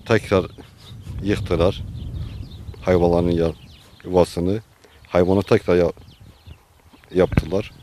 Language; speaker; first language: Turkish; non-native, local second language; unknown